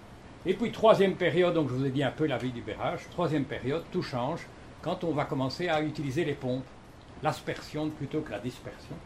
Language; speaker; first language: French; native; French